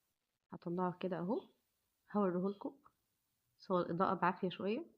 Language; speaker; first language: Arabic; native; Arabic